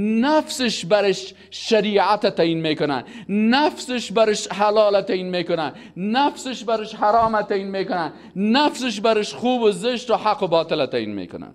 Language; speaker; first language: Persian; native; Persian